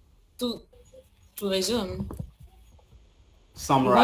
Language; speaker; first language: English; non-native, learner; French